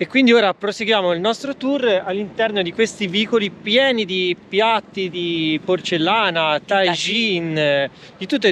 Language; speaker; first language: Italian; native; Italian